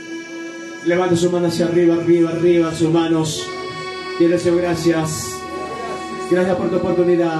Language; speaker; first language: Spanish; non-native, local second language; Quechua